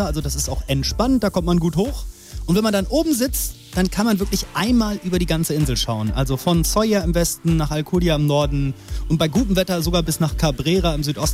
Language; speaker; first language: German; native; German